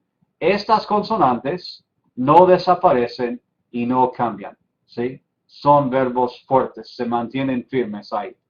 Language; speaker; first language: Spanish; non-native, fluent; English